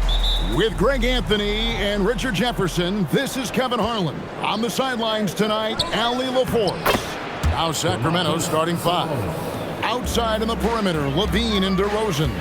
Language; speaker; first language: English; native; English